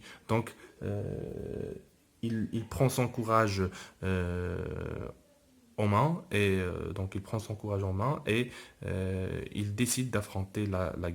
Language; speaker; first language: French; non-native, local second language; Arabic